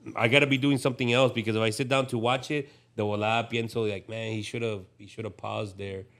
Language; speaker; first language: English; native; English